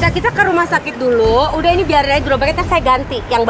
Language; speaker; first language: Indonesian; native; Indonesian